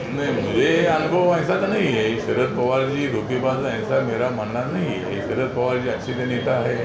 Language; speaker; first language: Hindi; non-native, local second language; Marathi